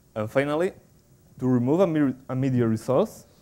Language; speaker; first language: English; non-native, fluent; Spanish